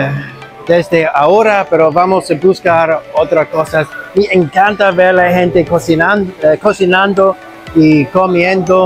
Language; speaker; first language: Spanish; non-native, learner; English